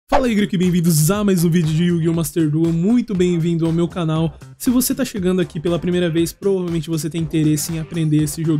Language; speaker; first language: Portuguese; native; Portuguese